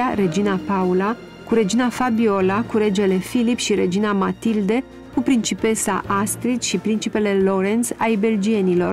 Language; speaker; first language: Romanian; native; Romanian